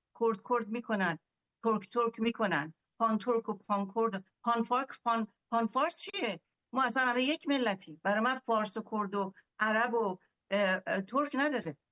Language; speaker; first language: Persian; native; Persian